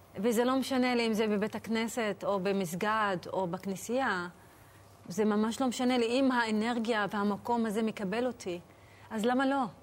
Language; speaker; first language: Hebrew; non-native, local second language; Arabic